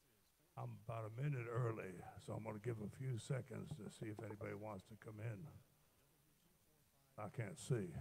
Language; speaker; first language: English; native; English